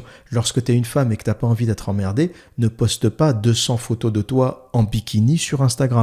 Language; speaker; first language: French; native; French